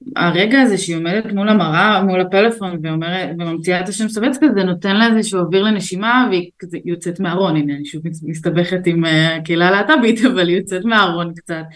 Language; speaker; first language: Hebrew; early bilingual, other home language; Russian